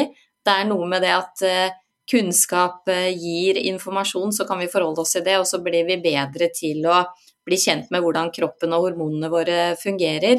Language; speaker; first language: Norwegian; native; Norwegian